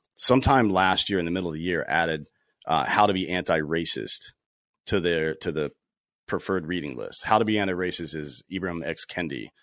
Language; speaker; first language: English; native; English